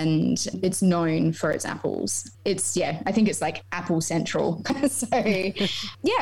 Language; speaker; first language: English; native; English